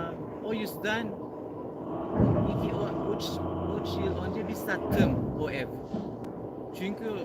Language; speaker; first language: Turkish; non-native, learner; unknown